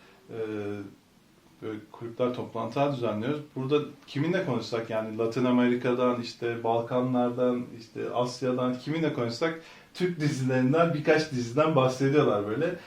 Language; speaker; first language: Turkish; native; Turkish